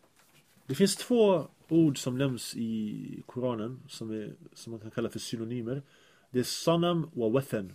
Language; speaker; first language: Swedish; early bilingual, other home language; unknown